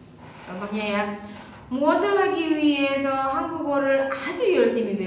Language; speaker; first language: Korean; non-native, fluent; Indonesian